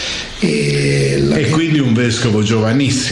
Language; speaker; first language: Italian; native; Italian